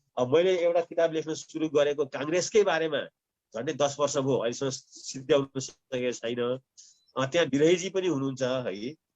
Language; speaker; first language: Nepali; native; Nepali